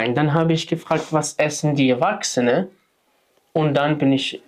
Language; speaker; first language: German; non-native, fluent; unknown